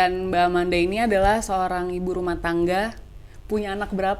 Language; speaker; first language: Indonesian; native; Indonesian